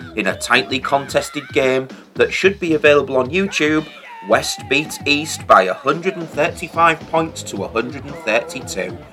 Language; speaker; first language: English; native; English